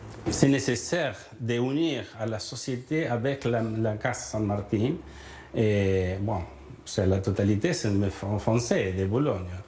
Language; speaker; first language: French; non-native, learner; Spanish